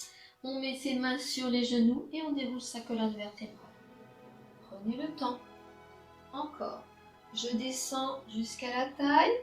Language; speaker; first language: French; native; French